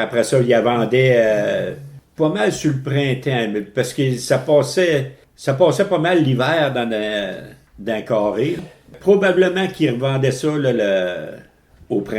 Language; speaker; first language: French; native; French